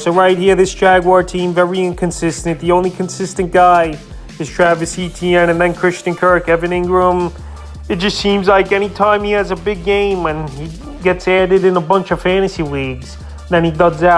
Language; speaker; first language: English; native; English